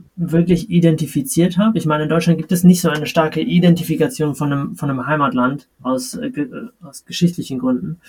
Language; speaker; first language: German; native; German